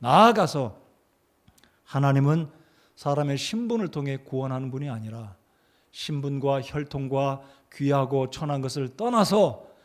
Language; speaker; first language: Korean; native; Korean